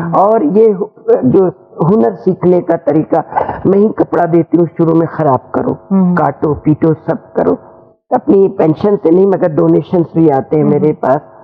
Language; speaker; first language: Hindi; native; Hindi